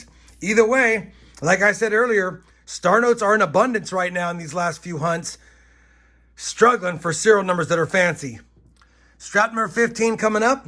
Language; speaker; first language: English; native; English